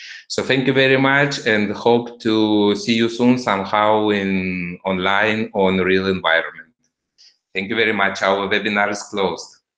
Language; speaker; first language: English; non-native, fluent; Russian